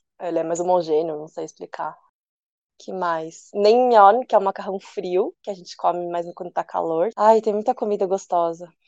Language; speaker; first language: Portuguese; early bilingual, other home language; Korean